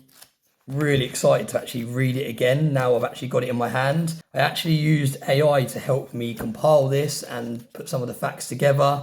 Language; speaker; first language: English; native; English